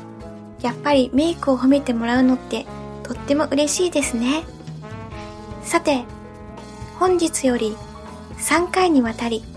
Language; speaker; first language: Japanese; native; Japanese